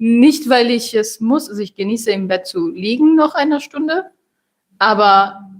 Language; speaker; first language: German; non-native, fluent; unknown